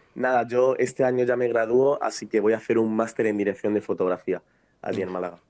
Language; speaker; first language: Spanish; native; Spanish